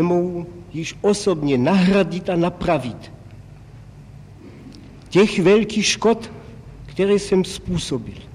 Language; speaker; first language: Czech; non-native, local second language; German